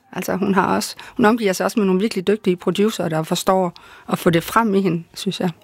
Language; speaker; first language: Danish; native; Danish